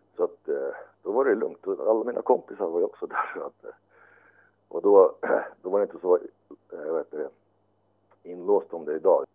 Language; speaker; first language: Swedish; early bilingual, other home language; Finnish